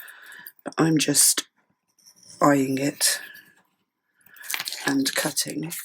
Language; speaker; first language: English; native; English